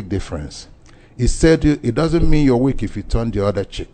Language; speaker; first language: English; non-native, local second language; Igbo